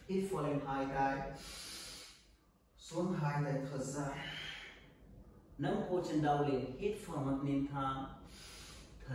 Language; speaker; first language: Vietnamese; non-native, learner; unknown